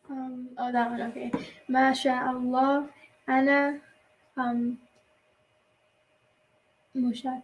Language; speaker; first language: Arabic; non-native, learner; English